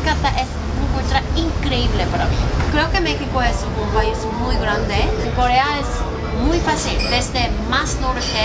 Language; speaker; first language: Spanish; non-native, learner; Korean